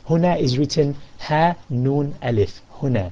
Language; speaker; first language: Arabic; non-native, fluent; English